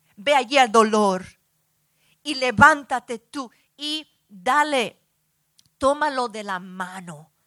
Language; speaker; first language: Spanish; early bilingual, heritage; Spanish